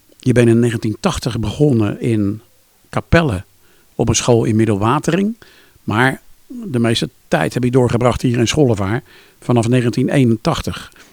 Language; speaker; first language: Dutch; native; Dutch